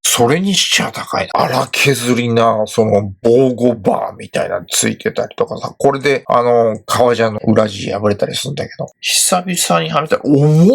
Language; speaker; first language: Japanese; native; Japanese